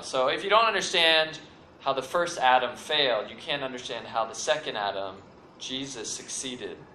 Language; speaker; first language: English; native; English